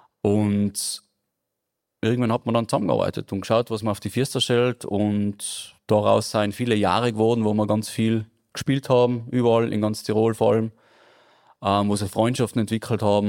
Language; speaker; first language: German; native; German